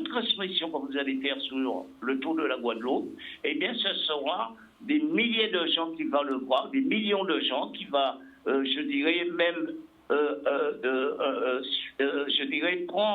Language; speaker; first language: French; native; French